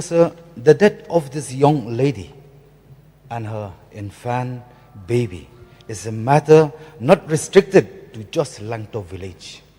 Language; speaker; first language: English; non-native, local second language; Khasi